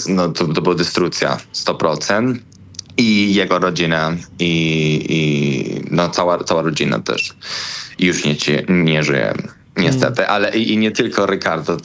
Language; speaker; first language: Polish; non-native, learner; Spanish